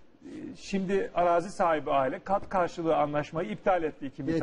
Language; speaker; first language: Turkish; native; Turkish